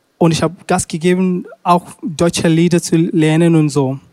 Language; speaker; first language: German; non-native, learner; Swahili